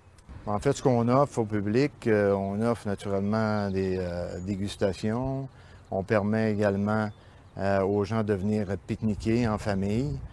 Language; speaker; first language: French; native; French